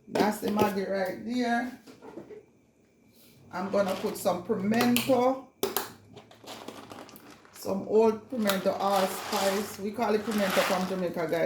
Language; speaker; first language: English; non-native, local second language; Jamaican Creole English